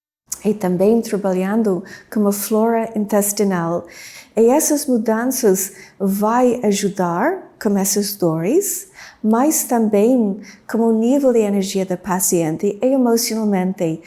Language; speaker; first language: Portuguese; non-native, fluent; English